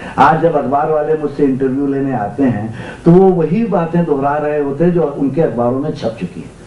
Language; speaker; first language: Hindi; native; Hindi